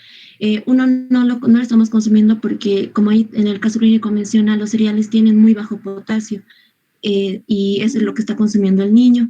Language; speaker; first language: Spanish; native; Spanish